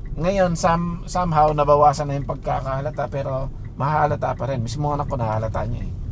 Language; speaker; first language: Filipino; non-native, local second language; Pampanga